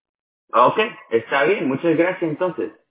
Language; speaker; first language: Spanish; early bilingual, other home language; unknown